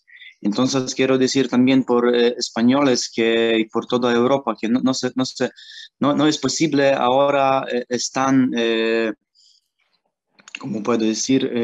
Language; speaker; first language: Spanish; non-native, learner; Ukrainian